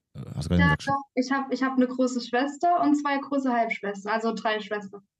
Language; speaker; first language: German; native; German